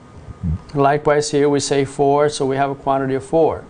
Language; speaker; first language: English; native; English